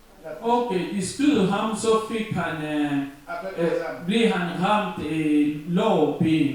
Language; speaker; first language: Danish; non-native, learner; French